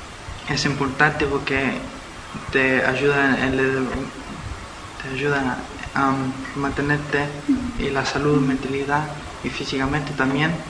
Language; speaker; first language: Spanish; early bilingual, heritage; Spanish